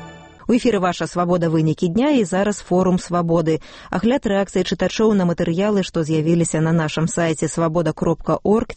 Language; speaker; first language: Belarusian; native; Belarusian